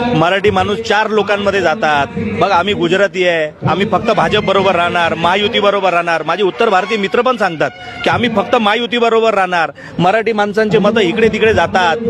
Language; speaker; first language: Marathi; non-native, local second language; Gujarati